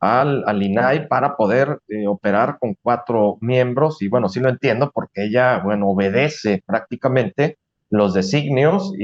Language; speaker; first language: Spanish; native; Spanish